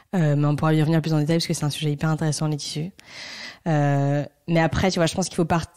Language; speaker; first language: French; native; French